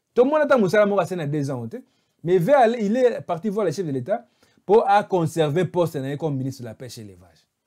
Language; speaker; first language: French; non-native, local second language; Lingala